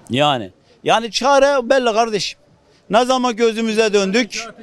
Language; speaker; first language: Turkish; native; Turkish